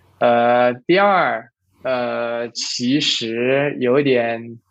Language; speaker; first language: Chinese; non-native, fluent; English